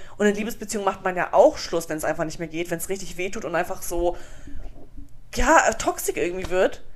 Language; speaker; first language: German; early bilingual, other home language; Bosnian